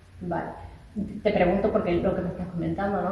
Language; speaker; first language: Spanish; native; Spanish